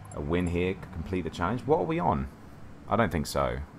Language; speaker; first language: English; native; English